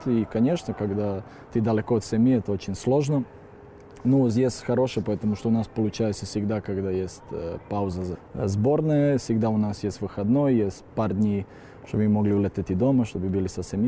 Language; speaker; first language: Russian; non-native, learner; Serbian